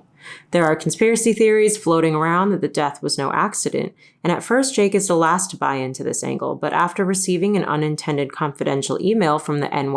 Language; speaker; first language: English; native; English